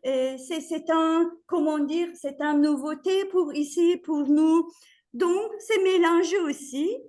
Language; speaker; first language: French; non-native, fluent; Turkish